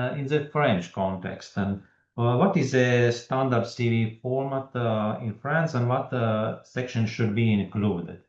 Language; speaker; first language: English; non-native, fluent; Latvian